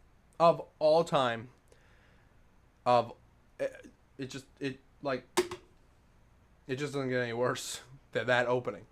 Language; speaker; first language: English; native; English